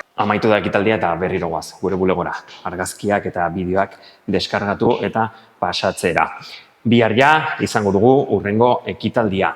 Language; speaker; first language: Basque; non-native, local second language; Spanish